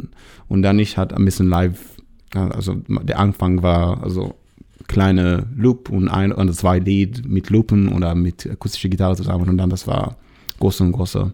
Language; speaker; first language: German; non-native, learner; Hebrew